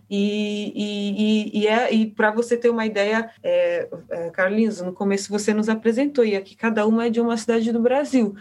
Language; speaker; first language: Portuguese; early bilingual, heritage; Portuguese